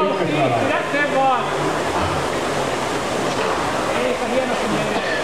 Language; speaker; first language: Finnish; native; Finnish